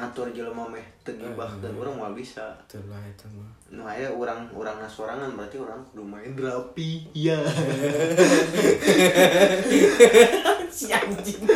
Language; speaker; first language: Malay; non-native, local second language; Sundanese